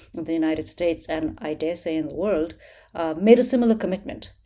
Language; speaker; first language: English; non-native, local second language; Hindi